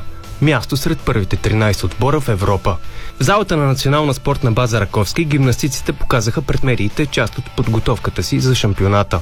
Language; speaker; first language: Bulgarian; native; Bulgarian